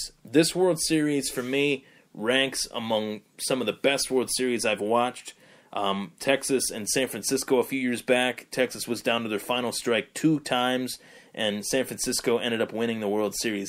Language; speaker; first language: English; native; English